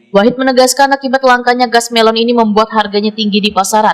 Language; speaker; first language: Indonesian; non-native, local second language; Banjar